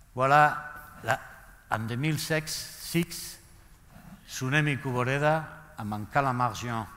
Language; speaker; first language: French; non-native, learner; Spanish